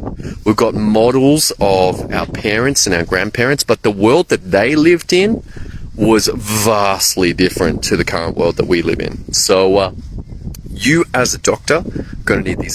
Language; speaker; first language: English; native; English